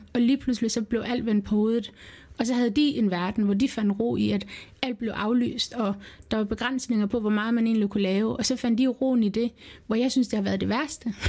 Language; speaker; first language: Danish; early bilingual, other home language; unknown